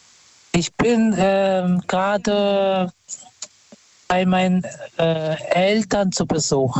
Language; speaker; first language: German; non-native, fluent; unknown